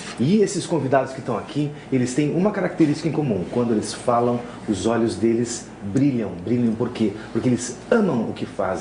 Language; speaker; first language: Portuguese; native; Portuguese